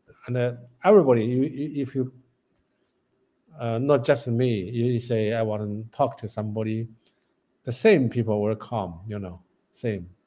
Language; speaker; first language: English; non-native, learner; Chinese